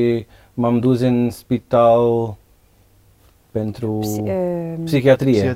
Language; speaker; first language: Romanian; non-native, learner; Dutch